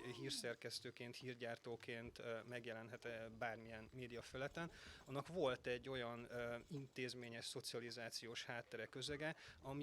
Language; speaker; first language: Hungarian; native; Hungarian